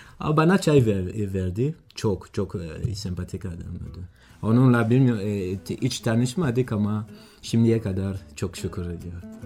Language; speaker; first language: Turkish; non-native, learner; Swahili